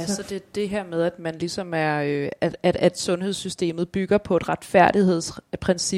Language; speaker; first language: Danish; native; Danish